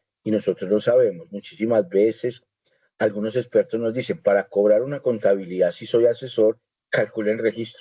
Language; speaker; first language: Spanish; native; Spanish